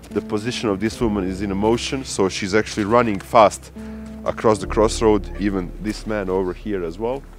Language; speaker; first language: English; early bilingual, other home language; Bosnian